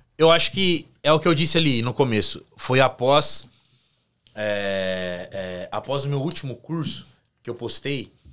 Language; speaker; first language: Portuguese; native; Portuguese